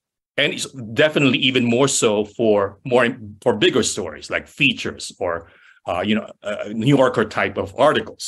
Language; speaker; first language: English; non-native, local second language; Filipino